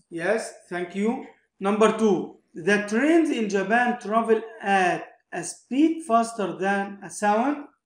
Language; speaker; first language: English; non-native, fluent; Arabic